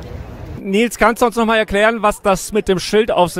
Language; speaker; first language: German; native; German